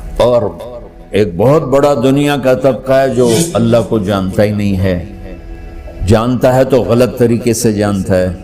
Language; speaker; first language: Urdu; non-native, local second language; Punjabi